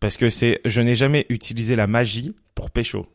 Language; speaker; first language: French; native; French